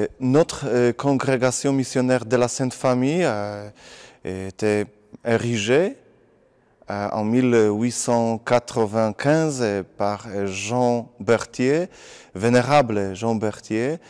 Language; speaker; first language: French; non-native, fluent; Polish